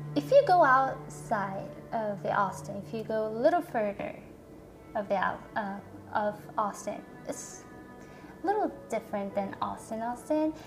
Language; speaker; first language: English; non-native, fluent; Korean